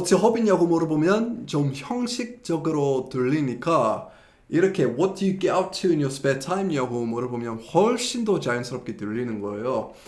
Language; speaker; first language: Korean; non-native, fluent; English